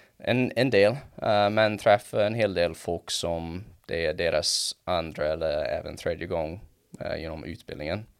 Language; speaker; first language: Swedish; non-native, fluent; English